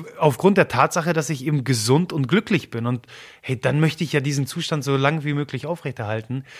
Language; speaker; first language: German; early bilingual, other home language; Polish